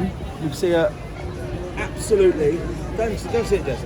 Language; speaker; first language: English; native; English